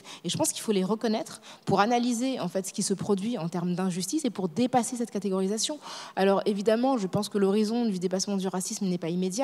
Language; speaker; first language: French; native; French